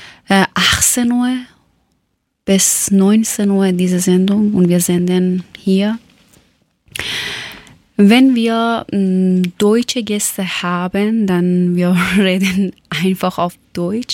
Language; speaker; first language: German; non-native, learner; Persian